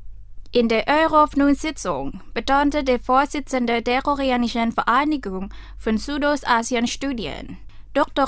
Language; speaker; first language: German; non-native, fluent; Indonesian